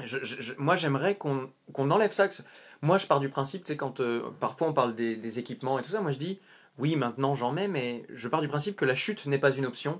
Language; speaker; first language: French; native; French